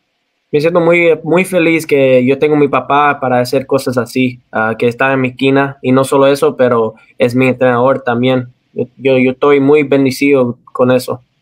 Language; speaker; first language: Spanish; early bilingual, heritage; Spanish